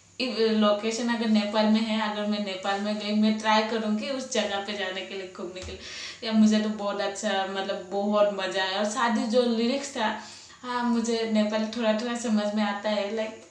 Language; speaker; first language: Hindi; non-native, local second language; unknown